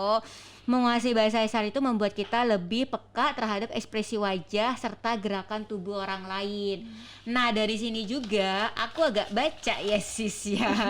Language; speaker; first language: Indonesian; native; Indonesian